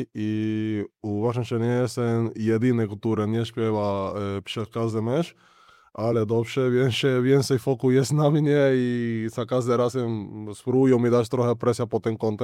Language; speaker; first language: Polish; non-native, learner; Spanish